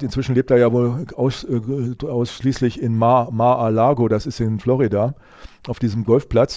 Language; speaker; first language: German; native; German